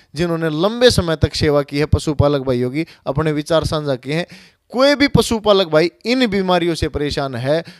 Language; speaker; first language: Hindi; native; Hindi